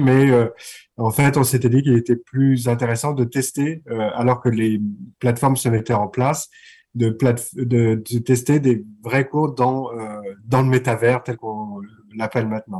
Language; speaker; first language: French; native; French